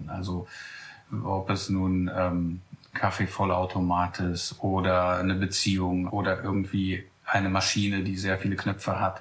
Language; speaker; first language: German; native; German